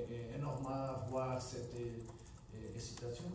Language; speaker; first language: French; non-native, fluent; Portuguese